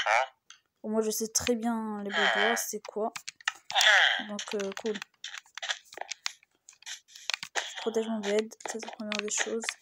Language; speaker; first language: French; native; French